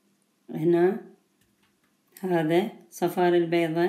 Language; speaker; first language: Arabic; native; Arabic